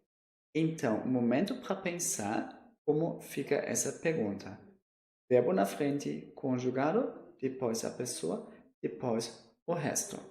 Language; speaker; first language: Portuguese; non-native, fluent; German